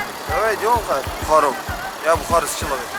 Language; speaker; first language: Russian; non-native, local second language; Uzbek